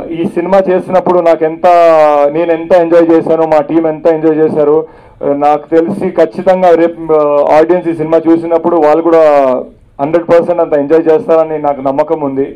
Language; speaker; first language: Telugu; non-native, local second language; Urdu